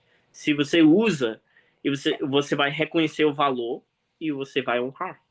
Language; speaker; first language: Portuguese; non-native, fluent; English